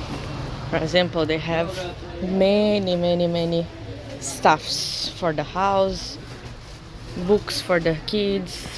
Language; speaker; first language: English; non-native, learner; Portuguese